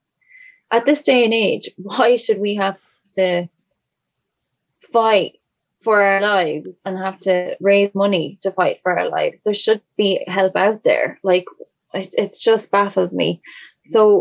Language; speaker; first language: English; native; English